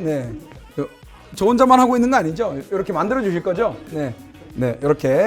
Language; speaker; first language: Korean; native; Korean